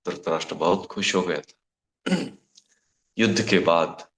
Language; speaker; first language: Hindi; non-native, local second language; Kannada